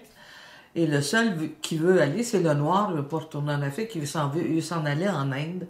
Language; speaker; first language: French; native; French